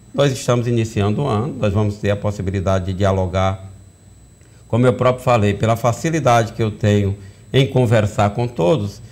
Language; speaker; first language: Portuguese; native; Portuguese